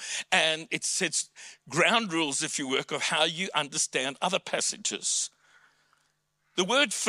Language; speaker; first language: English; native; English